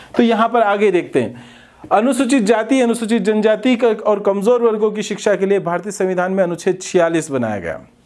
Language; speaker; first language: Hindi; native; Hindi